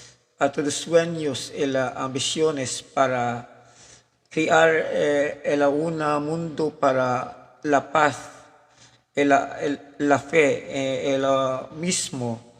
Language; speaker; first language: Spanish; non-native, learner; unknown